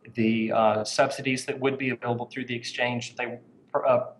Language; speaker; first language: English; native; English